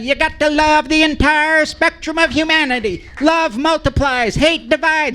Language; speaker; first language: English; native; English